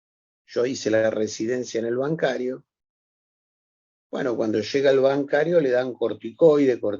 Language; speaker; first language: Spanish; native; Spanish